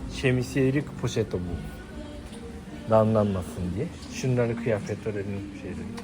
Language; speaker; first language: Turkish; early bilingual, heritage; Turkish